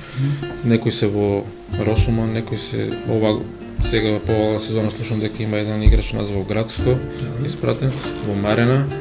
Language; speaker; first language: Macedonian; native; Macedonian